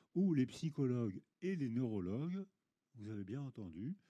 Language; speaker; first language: French; native; French